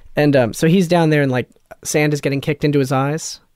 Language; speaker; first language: English; early bilingual, other home language; Italian